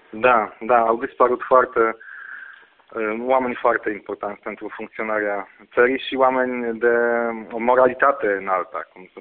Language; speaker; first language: Romanian; non-native, fluent; Polish